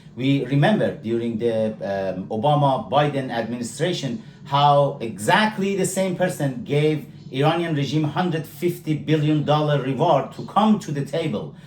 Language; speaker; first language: English; non-native, fluent; Persian